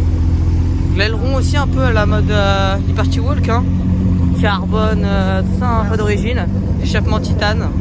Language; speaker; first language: French; native; French